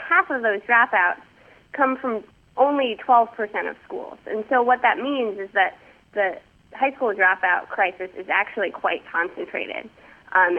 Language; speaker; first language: English; native; English